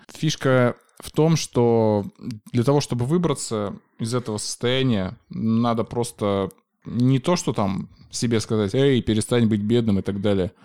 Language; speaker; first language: Russian; native; Russian